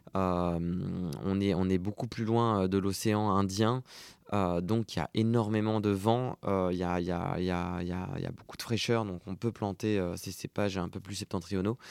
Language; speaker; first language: French; native; French